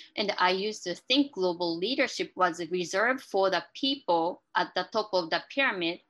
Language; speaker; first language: English; non-native, fluent; Japanese